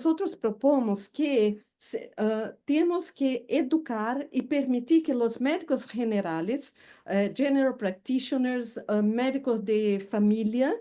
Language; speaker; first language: Spanish; non-native, fluent; Portuguese